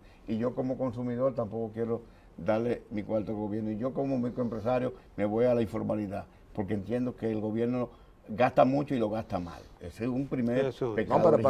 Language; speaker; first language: Spanish; native; Spanish